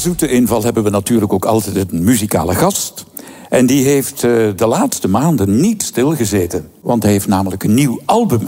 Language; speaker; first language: Dutch; native; Dutch